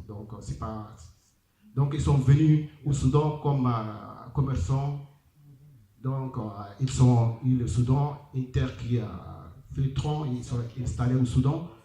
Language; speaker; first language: French; non-native, learner; Arabic